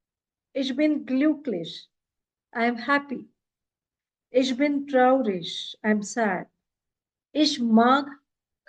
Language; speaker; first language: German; non-native, fluent; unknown